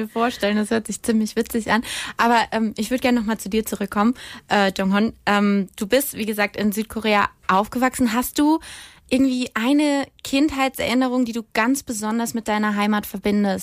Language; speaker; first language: German; native; German